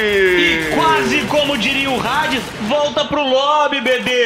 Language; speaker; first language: Portuguese; native; Portuguese